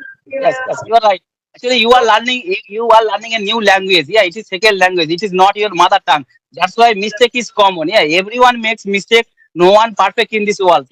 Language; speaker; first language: English; non-native, learner; Bangla